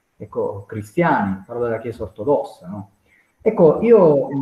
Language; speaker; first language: Italian; native; Italian